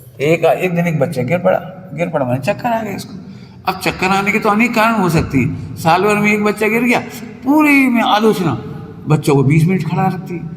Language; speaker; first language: Hindi; native; Hindi